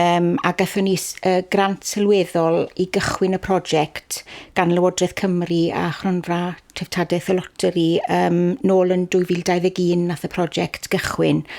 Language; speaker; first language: Welsh; native; Welsh